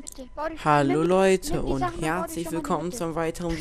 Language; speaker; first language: German; native; German